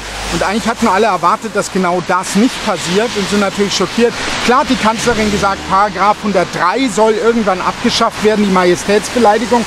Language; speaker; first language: German; native; German